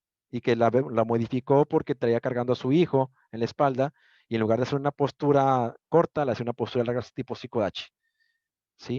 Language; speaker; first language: Spanish; native; Spanish